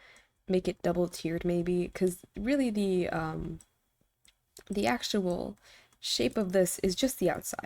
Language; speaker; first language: English; native; English